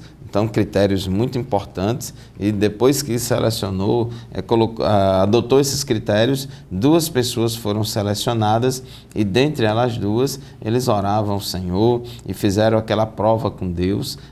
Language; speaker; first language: Portuguese; native; Portuguese